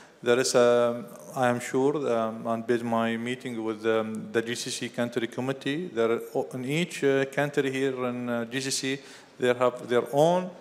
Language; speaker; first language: English; non-native, fluent; Arabic